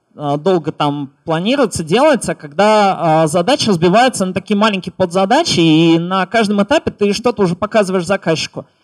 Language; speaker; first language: Russian; native; Russian